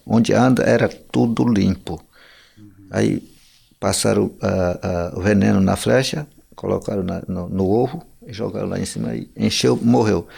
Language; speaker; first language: Portuguese; non-native, local second language; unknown